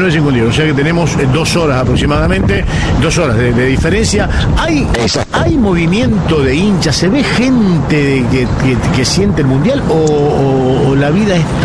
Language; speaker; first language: Spanish; native; Spanish